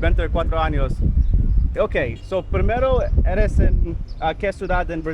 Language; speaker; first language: Spanish; non-native, learner; English